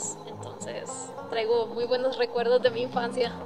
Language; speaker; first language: Spanish; native; Spanish